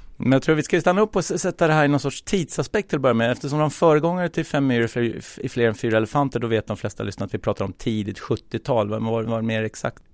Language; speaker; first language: Swedish; native; Swedish